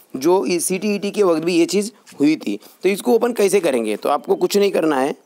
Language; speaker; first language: Hindi; non-native, local second language; Marathi